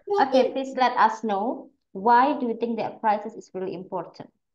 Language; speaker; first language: English; non-native, fluent; Indonesian